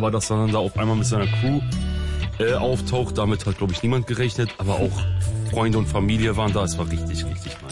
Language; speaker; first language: German; early bilingual, other home language; Kurdish